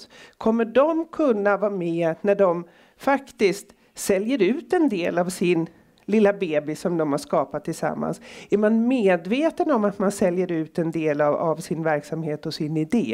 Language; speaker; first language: Swedish; native; Swedish